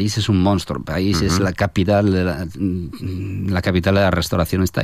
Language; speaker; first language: Spanish; non-native, fluent; French